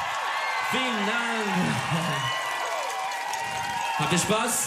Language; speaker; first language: German; non-native, learner; Turkish